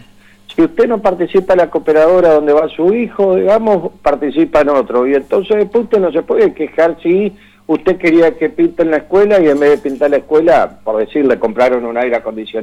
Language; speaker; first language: Spanish; native; Spanish